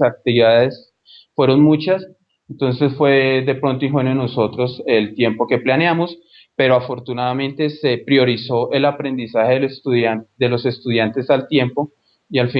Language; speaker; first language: Spanish; native; Spanish